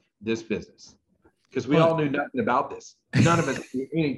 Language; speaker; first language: English; native; English